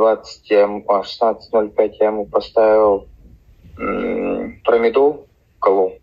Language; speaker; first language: Russian; native; Russian